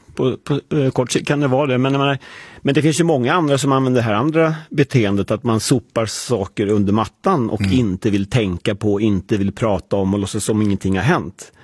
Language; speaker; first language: Swedish; native; Swedish